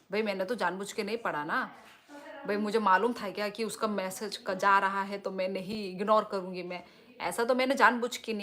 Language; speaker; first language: Hindi; non-native, local second language; Kok Borok